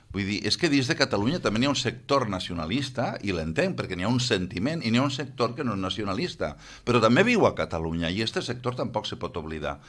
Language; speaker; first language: Catalan; native; Catalan